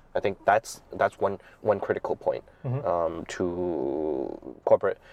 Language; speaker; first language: English; non-native, local second language; Cantonese